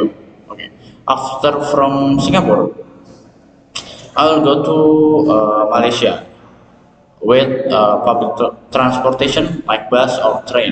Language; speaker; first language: English; non-native, learner; Indonesian